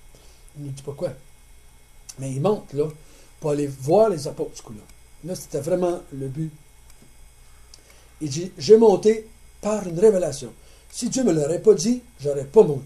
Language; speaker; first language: French; native; French